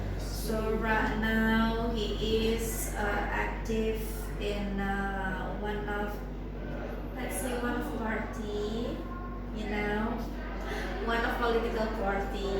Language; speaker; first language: English; non-native, fluent; Indonesian